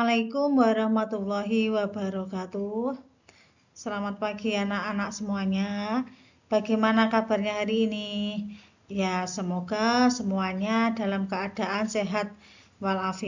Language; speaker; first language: Indonesian; native; Indonesian